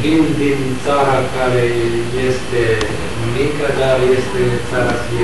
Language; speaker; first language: Romanian; non-native, fluent; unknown